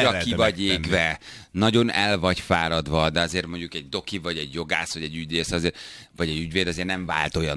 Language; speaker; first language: Hungarian; native; Hungarian